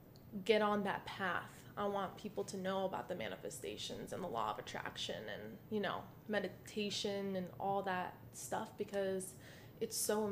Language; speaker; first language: English; native; English